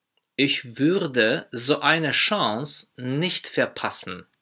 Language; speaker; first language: German; non-native, fluent; Polish